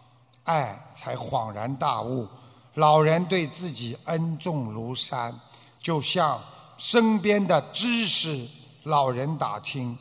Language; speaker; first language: Chinese; native; Chinese